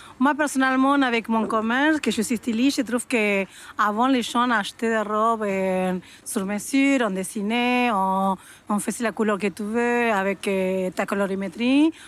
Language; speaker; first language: French; non-native, fluent; Spanish